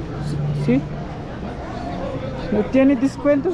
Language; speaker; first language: Spanish; non-native, learner; Filipino